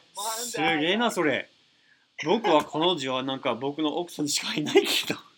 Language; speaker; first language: Japanese; non-native, learner; English